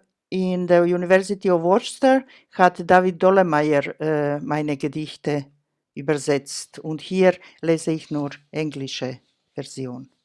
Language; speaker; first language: German; non-native, fluent; Croatian